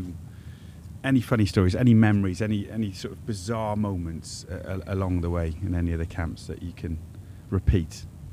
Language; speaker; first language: English; native; English